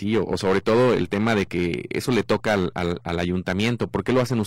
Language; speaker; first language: Spanish; native; Spanish